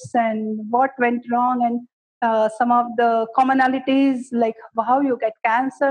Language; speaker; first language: English; non-native, local second language; Kannada